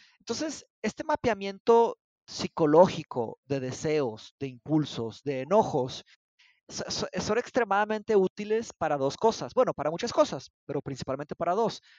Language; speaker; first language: Spanish; early bilingual, other home language; Portuguese